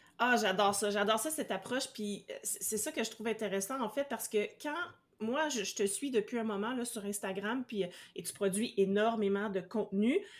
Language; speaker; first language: French; native; French